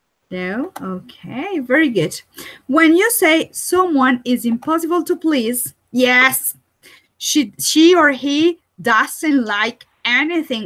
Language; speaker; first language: English; non-native, fluent; Spanish